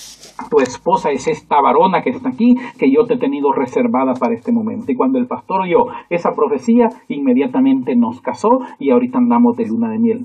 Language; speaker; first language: Spanish; native; Spanish